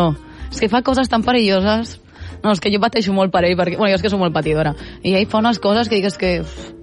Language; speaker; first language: Catalan; native; Catalan